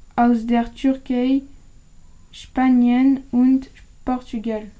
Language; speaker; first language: German; non-native, learner; French